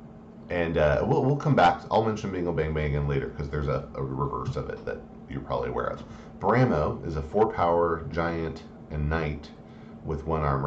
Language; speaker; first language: English; native; English